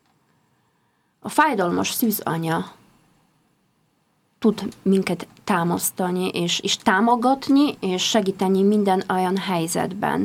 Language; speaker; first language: Hungarian; non-native, fluent; Polish